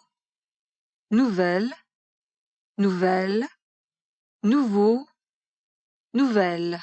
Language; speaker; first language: French; native; French